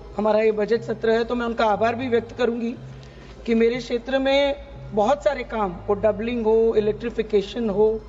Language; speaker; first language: Hindi; non-native, local second language; Gujarati